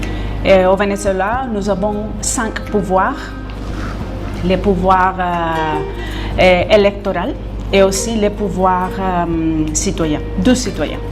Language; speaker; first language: French; non-native, fluent; Spanish